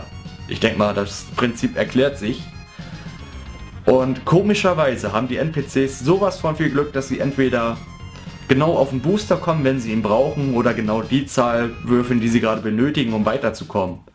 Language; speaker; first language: German; native; German